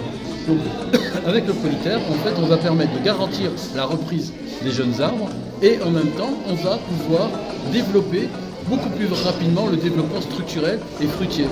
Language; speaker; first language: French; native; French